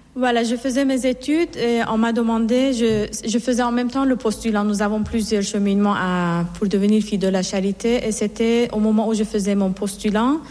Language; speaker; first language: French; non-native, fluent; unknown